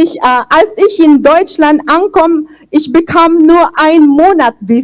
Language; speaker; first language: German; non-native, fluent; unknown